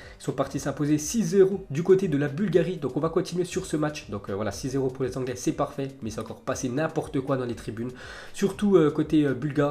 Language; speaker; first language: French; native; French